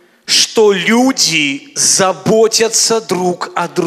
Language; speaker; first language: Polish; non-native, learner; Russian